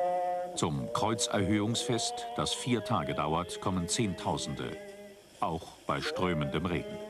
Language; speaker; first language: German; native; German